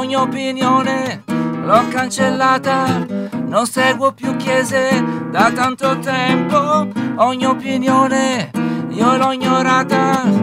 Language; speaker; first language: Italian; native; Italian